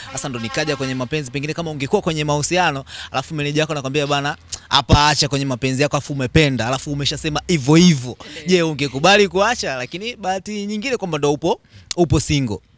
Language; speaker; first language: Swahili; native; Swahili